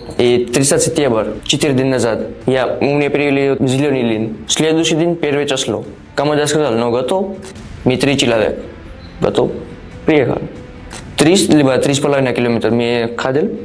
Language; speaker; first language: Russian; non-native, learner; Gujarati